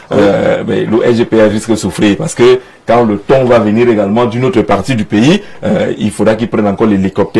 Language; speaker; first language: French; native; French